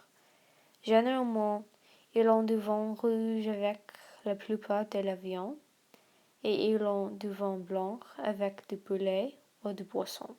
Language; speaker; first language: French; non-native, learner; English